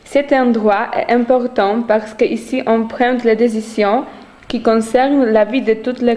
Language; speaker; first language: French; non-native, learner; Polish